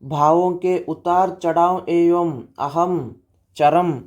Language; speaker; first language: Hindi; non-native, local second language; Kannada